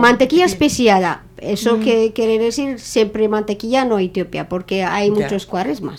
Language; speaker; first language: Spanish; non-native, learner; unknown